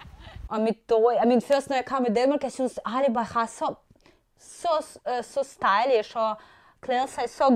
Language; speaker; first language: Danish; non-native, fluent; Russian